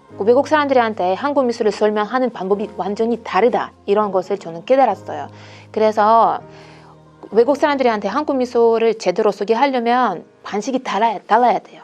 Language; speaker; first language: Korean; non-native, fluent; Russian